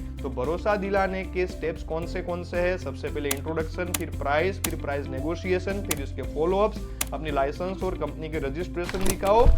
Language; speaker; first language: Hindi; non-native, local second language; Gujarati